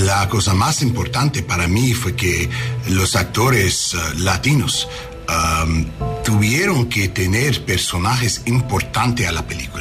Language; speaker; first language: Spanish; non-native, learner; English